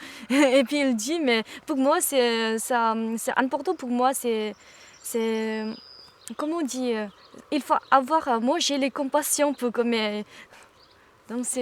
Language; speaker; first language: French; non-native, learner; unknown